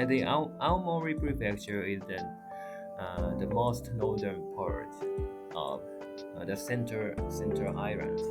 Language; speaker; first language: English; non-native, learner; Japanese